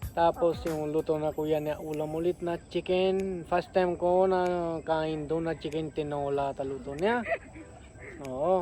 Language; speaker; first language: Filipino; non-native, learner; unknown